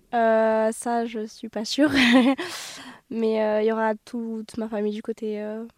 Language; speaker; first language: French; native; French